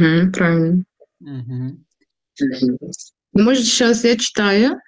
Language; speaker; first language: Russian; non-native, fluent; Turkish